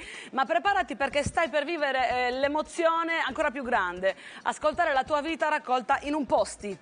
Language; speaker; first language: Italian; native; Italian